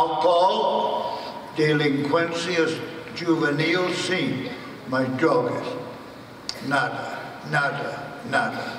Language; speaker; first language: Portuguese; non-native, fluent; English